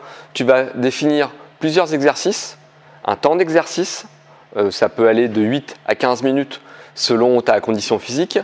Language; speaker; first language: French; native; French